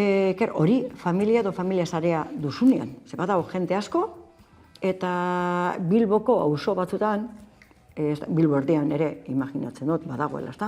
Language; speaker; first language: Basque; native; Basque